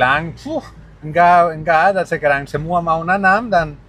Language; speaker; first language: Indonesian; non-native, learner; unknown